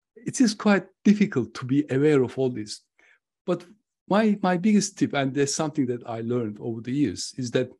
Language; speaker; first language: English; non-native, fluent; Turkish